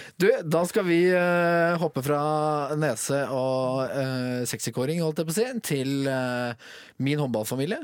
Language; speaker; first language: Norwegian; native; Norwegian